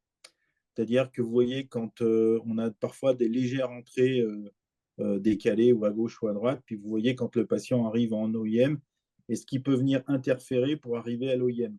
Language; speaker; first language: French; native; French